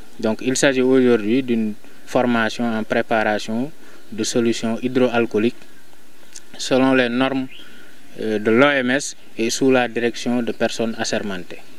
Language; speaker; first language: French; non-native, local second language; Serer